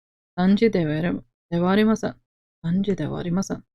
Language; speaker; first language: Japanese; non-native, learner; Norwegian